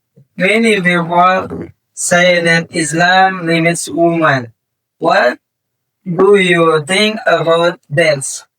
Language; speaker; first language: English; non-native, learner; Indonesian